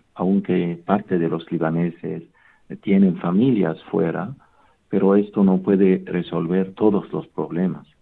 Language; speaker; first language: Spanish; non-native, fluent; Arabic